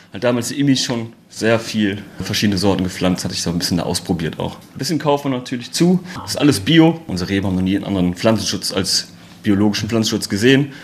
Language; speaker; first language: German; native; German